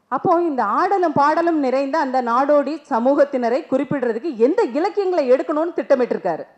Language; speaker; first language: Tamil; native; Tamil